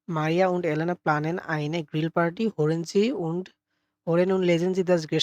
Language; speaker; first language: German; non-native, fluent; Bangla